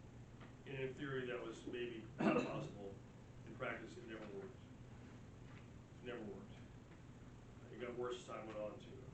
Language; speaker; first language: English; native; English